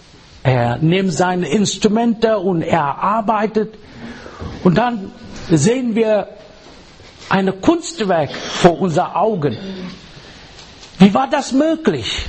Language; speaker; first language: German; non-native, learner; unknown